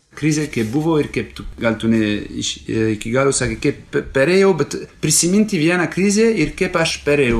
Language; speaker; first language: Lithuanian; non-native, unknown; French